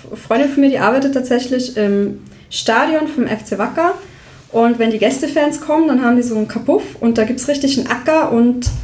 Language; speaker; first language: German; native; German